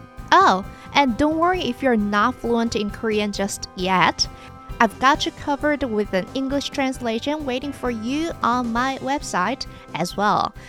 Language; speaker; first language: English; non-native, fluent; Korean